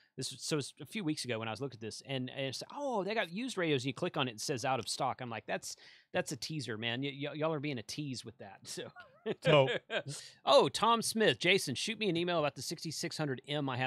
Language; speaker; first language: English; native; English